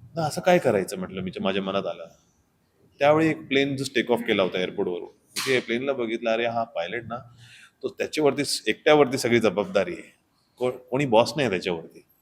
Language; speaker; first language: Marathi; non-native, local second language; Hindi